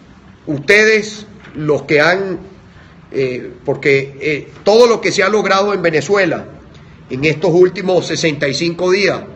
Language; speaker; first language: Spanish; native; Spanish